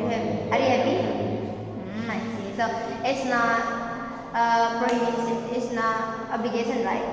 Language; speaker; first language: English; non-native, learner; Indonesian